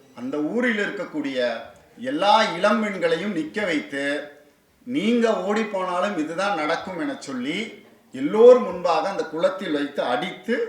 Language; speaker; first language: Tamil; native; Tamil